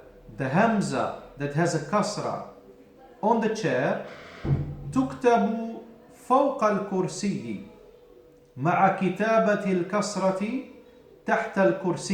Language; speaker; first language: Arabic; non-native, fluent; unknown